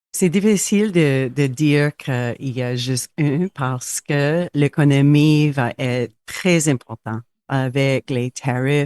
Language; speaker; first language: French; non-native, local second language; English